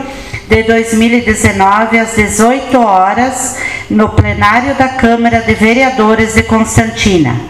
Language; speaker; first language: Portuguese; native; Portuguese